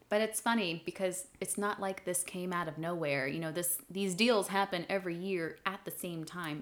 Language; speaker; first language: English; native; English